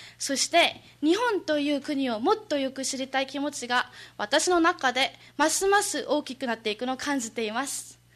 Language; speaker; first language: Japanese; non-native, learner; English